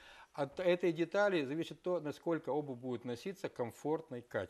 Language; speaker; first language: Russian; native; Russian